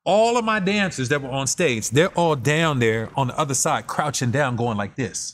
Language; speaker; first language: English; native; English